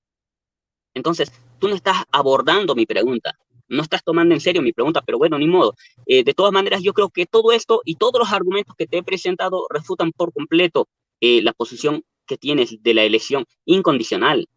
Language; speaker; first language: Spanish; native; Spanish